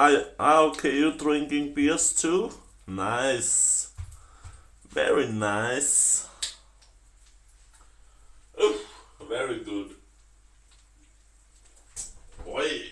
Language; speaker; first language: English; non-native, learner; Danish